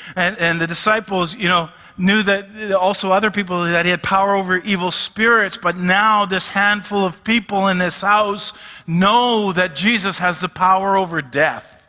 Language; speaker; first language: English; native; English